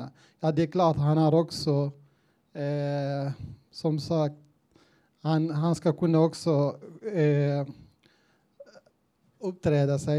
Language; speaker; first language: Swedish; non-native, learner; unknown